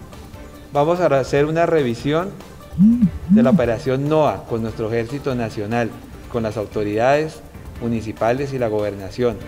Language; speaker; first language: Spanish; native; Spanish